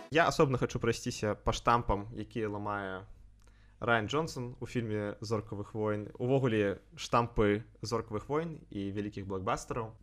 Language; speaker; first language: Belarusian; non-native, local second language; Russian